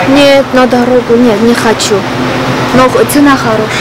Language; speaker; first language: Russian; non-native, fluent; Armenian